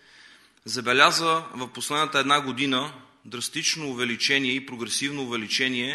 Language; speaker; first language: Bulgarian; native; Bulgarian